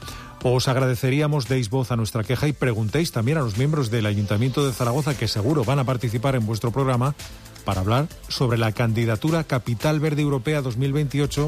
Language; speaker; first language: Spanish; native; Spanish